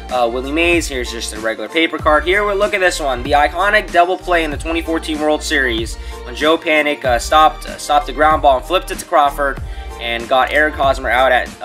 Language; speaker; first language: English; native; English